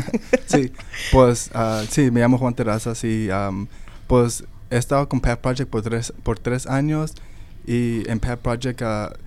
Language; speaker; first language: Spanish; early bilingual, heritage; Spanish